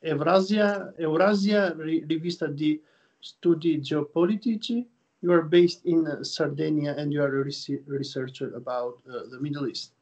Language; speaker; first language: English; non-native, fluent; Albanian